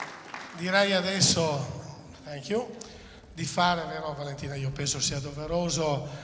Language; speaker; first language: Italian; native; Italian